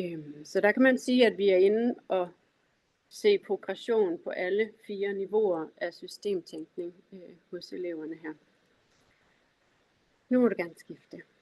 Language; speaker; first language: Danish; native; Danish